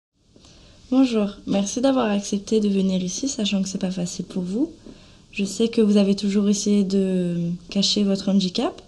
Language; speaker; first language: French; native; French